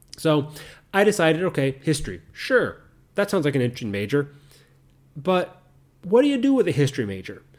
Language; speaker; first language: English; native; English